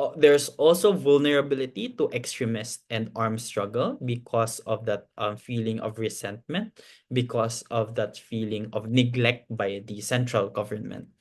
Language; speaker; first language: English; non-native, local second language; Cebuano